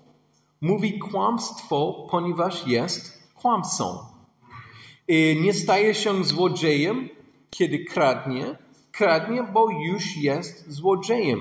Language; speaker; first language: Polish; non-native, fluent; English